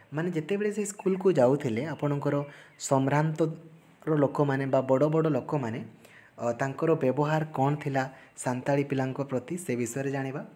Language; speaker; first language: Odia; non-native, local second language; Santali